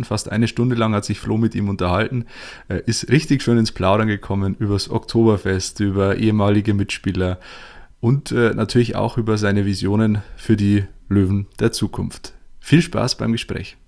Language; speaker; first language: German; native; German